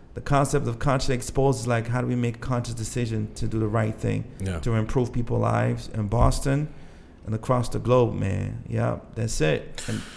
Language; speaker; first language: English; non-native, fluent; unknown